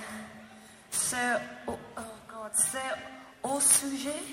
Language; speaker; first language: French; non-native, learner; English